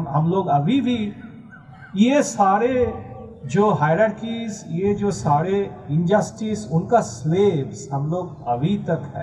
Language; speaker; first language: Hindi; non-native, local second language; Bangla